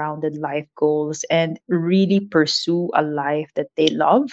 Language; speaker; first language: English; non-native, local second language; Filipino